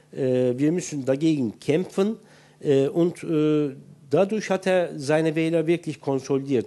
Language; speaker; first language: German; non-native, fluent; Turkish